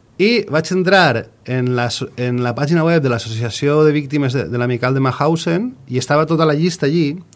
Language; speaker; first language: Catalan; native; Catalan